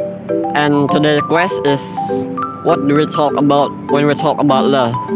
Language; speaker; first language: English; non-native, learner; Indonesian